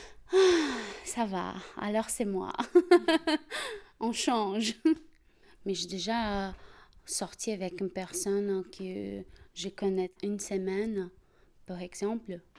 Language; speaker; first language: French; non-native, fluent; Portuguese